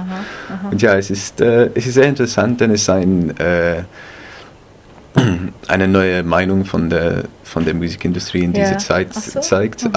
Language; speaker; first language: German; non-native, fluent; English